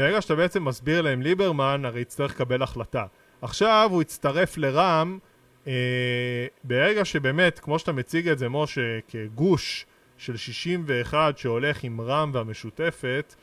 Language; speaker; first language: Hebrew; native; Hebrew